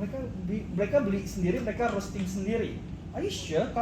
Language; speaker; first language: Indonesian; native; Indonesian